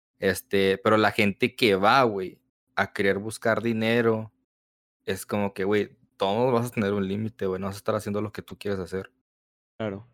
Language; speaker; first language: Spanish; early bilingual, heritage; Spanish